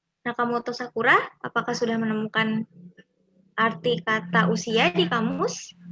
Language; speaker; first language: Indonesian; native; Indonesian